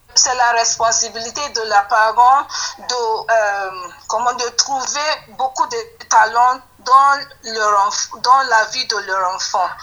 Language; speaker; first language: French; non-native, learner; Yoruba